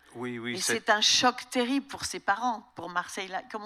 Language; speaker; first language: French; native; French